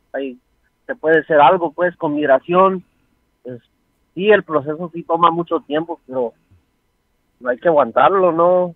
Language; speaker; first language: Spanish; early bilingual, heritage; Spanish